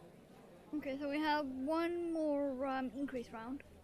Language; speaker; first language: English; non-native, fluent; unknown